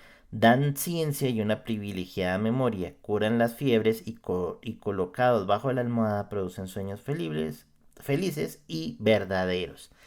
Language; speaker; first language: Spanish; native; Spanish